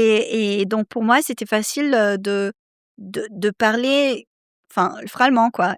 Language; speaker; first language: French; non-native, fluent; Serbian